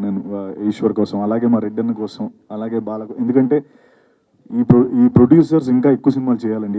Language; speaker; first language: Telugu; native; Telugu